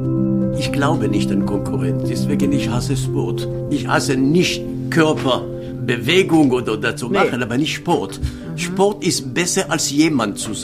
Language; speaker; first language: German; non-native, fluent; Hebrew